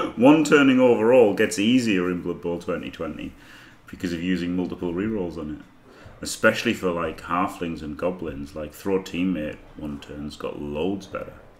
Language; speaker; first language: English; native; English